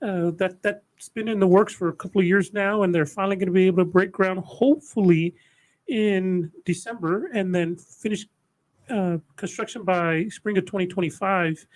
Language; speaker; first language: English; native; English